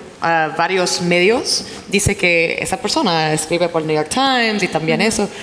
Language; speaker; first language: Spanish; non-native, fluent; English